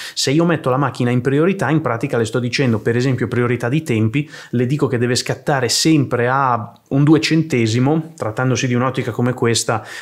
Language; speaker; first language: Italian; native; Italian